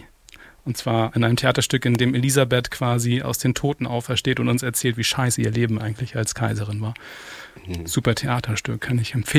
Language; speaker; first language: German; native; German